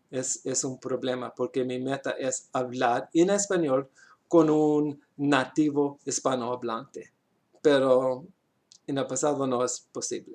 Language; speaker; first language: Spanish; non-native, learner; English